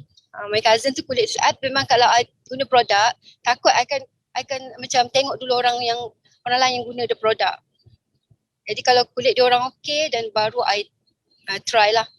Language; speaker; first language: Malay; native; Malay